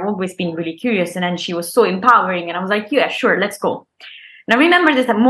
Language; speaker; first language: English; non-native, fluent; Italian